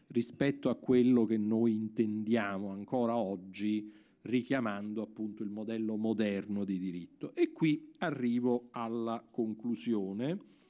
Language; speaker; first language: Italian; native; Italian